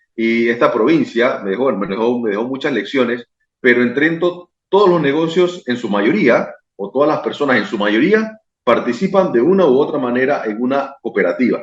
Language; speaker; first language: Spanish; native; Spanish